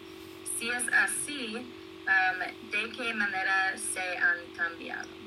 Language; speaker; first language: Spanish; non-native, learner; English